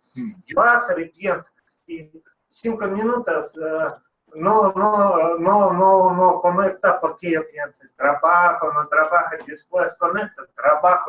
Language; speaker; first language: Spanish; non-native, learner; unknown